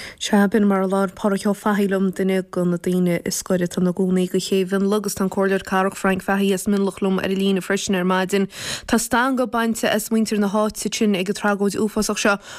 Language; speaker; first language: Irish; native; Irish